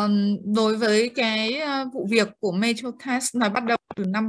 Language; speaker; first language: Vietnamese; native; Vietnamese